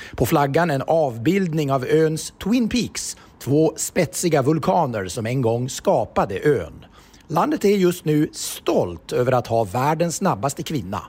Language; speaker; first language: Swedish; native; Swedish